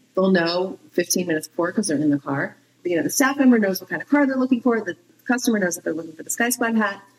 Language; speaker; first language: English; native; English